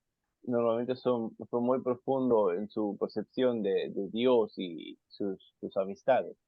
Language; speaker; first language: Spanish; non-native, fluent; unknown